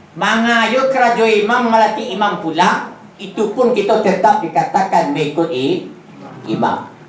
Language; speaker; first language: Malay; non-native, local second language; Minangkabau